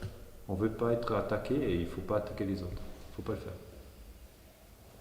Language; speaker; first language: French; non-native, fluent; German